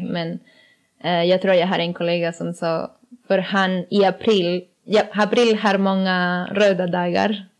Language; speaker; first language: Swedish; non-native, learner; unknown